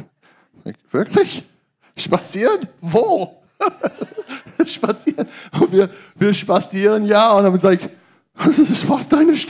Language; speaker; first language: German; non-native, learner; English